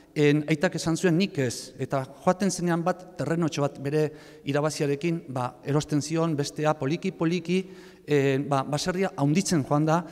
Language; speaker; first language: Basque; native; Basque